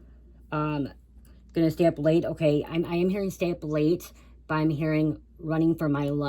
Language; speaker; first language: English; native; English